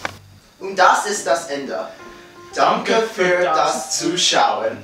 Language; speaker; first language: German; non-native, learner; English